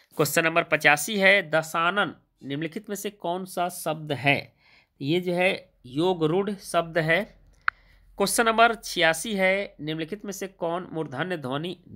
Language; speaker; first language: Hindi; native; Hindi